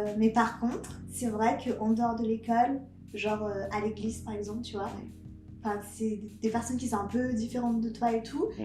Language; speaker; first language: French; non-native, local second language; Malagasy